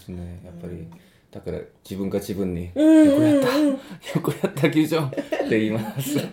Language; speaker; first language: Japanese; non-native, fluent; Korean